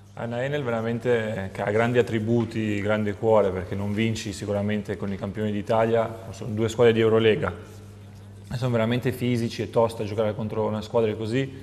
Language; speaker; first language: Italian; non-native, fluent; Albanian